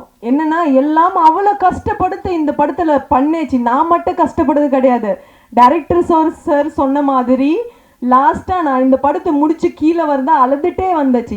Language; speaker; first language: Tamil; non-native, fluent; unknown